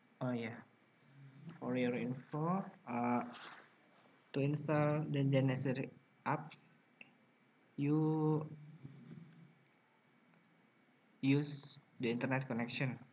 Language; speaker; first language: English; non-native, learner; Indonesian